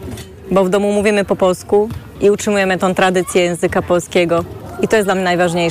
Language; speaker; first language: Polish; early bilingual, heritage; Polish